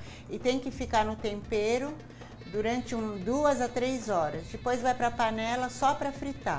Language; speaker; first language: Portuguese; non-native, fluent; Arabic